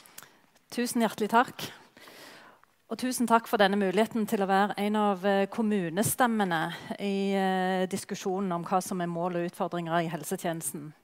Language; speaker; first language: Norwegian; native; Norwegian